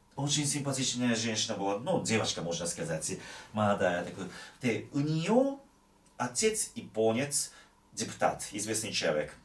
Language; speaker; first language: Russian; non-native, fluent; Japanese